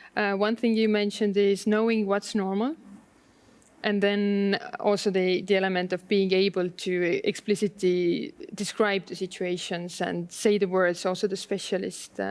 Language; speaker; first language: English; non-native, fluent; Estonian